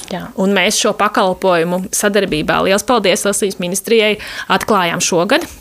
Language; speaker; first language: Latvian; native; Latvian